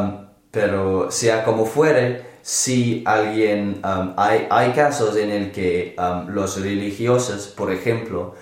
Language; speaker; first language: Spanish; non-native, learner; English